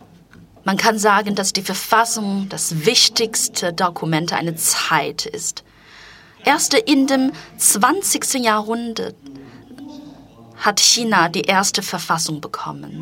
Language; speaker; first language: German; non-native, fluent; Chinese